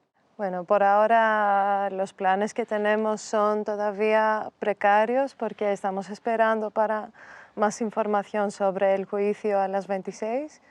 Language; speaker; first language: Spanish; non-native, fluent; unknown